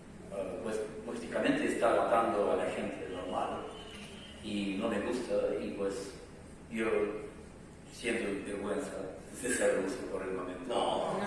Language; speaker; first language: Spanish; non-native, fluent; Russian